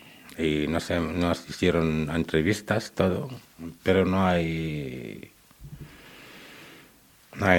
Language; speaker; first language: Spanish; non-native, learner; Wolof